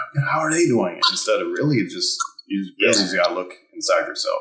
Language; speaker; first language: English; early bilingual, other home language; German